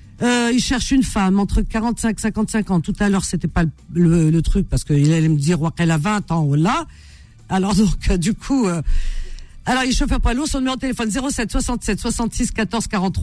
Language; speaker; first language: French; native; French